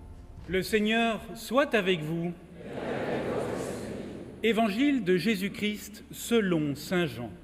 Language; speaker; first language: French; native; French